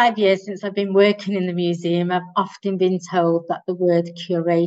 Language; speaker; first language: English; native; English